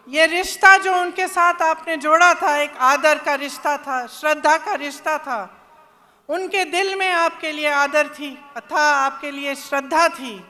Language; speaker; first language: Hindi; native; Hindi